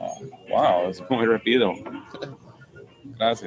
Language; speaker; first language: Spanish; non-native, learner; English